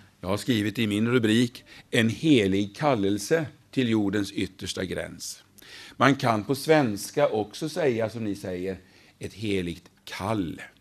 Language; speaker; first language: Swedish; native; Swedish